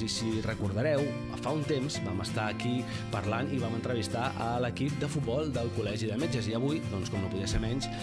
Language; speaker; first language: Catalan; native; Catalan